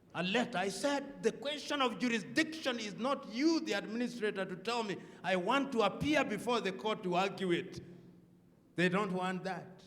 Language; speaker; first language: English; non-native, local second language; Luo (Kenya and Tanzania)